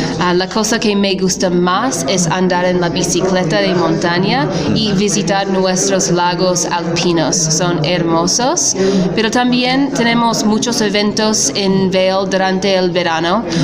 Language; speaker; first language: Spanish; non-native, fluent; English